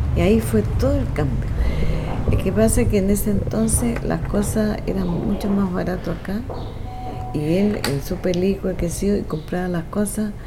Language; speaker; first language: Spanish; non-native, local second language; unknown